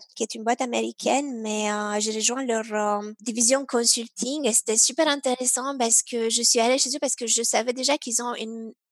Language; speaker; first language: French; non-native, fluent; Romanian